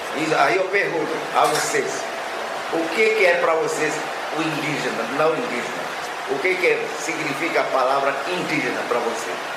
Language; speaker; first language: Portuguese; non-native, local second language; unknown